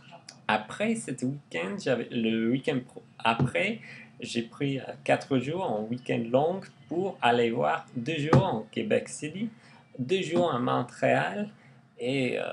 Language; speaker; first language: French; non-native, learner; English